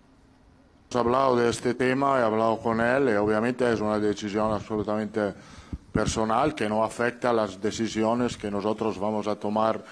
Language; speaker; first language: Spanish; non-native, fluent; Italian